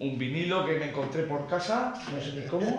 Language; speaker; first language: Spanish; native; Spanish